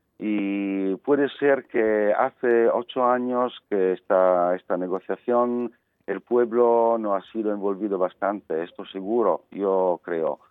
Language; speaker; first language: Spanish; non-native, learner; Italian